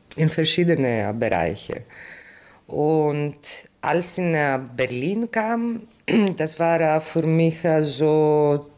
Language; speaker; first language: German; non-native, fluent; Greek